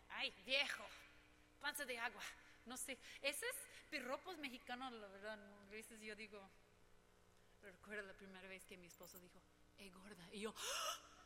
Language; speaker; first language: Spanish; non-native, fluent; English